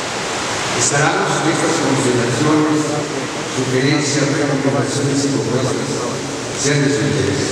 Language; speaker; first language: Spanish; native; Spanish